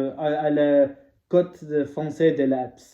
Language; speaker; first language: French; non-native, learner; English